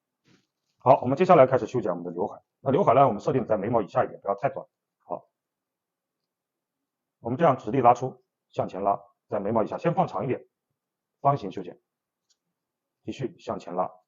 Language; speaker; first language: Chinese; native; Chinese